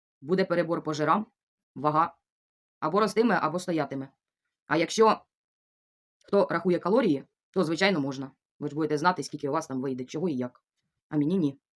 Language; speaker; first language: Ukrainian; non-native, local second language; Russian